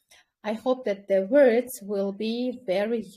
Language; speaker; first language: English; non-native, fluent; Kyrgyz